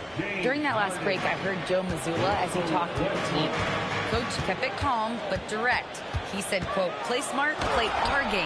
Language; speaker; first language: English; native; English